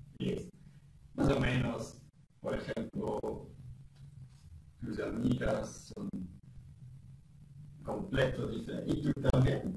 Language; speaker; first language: Spanish; non-native, learner; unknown